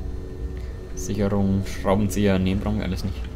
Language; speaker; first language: German; native; German